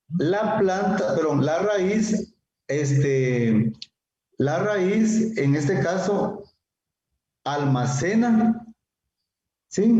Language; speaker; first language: Spanish; native; Spanish